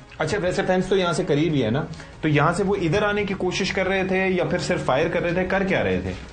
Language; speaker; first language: Urdu; native; Urdu